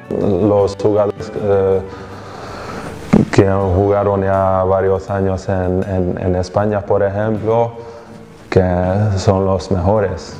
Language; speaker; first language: Spanish; non-native, fluent; Hungarian